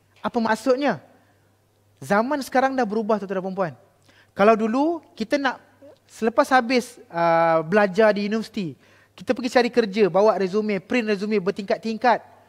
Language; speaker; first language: Malay; native; Malay